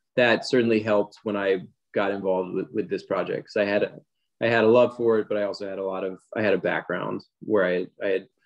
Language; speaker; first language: English; native; English